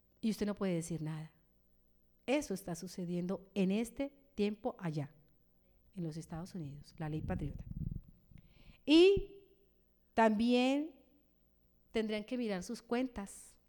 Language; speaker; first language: Spanish; native; Spanish